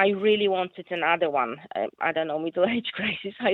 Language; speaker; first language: English; non-native, fluent; Polish